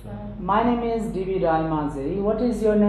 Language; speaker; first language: English; non-native, local second language; Nepali